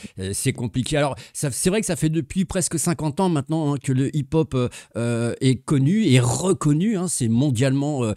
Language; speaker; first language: French; native; French